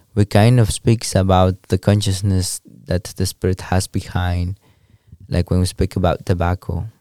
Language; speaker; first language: English; non-native, learner; Kaqchikel